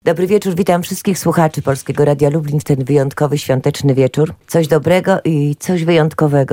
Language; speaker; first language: Polish; native; Polish